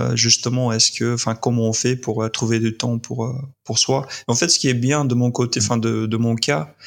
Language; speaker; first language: French; non-native, fluent; English